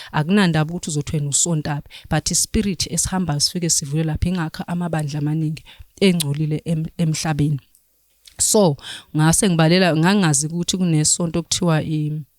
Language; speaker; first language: Zulu; native; Zulu